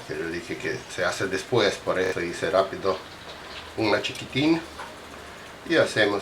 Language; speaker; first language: Spanish; non-native, fluent; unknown